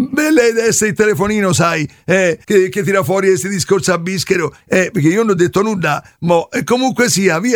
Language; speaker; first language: Italian; native; Italian